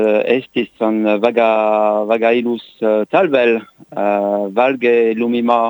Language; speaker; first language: Estonian; non-native, learner; French